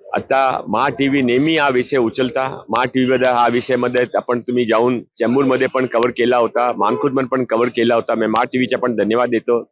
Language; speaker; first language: Marathi; non-native, local second language; Hindi